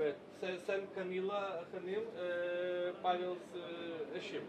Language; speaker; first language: Turkish; non-native, learner; Ukrainian